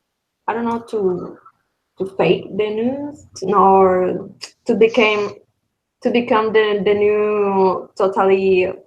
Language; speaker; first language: English; non-native, learner; Spanish